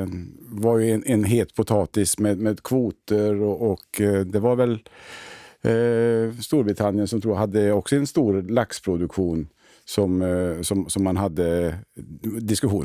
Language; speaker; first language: Swedish; native; Swedish